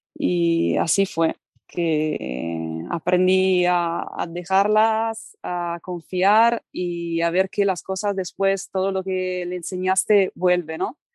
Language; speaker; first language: Spanish; non-native, fluent; Italian